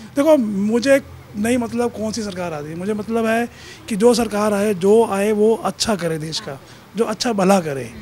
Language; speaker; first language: Hindi; native; Hindi